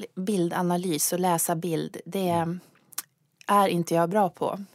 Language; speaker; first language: Swedish; native; Swedish